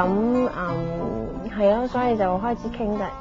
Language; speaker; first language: Cantonese; early bilingual, heritage; Cantonese